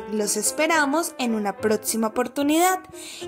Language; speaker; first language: Spanish; native; Spanish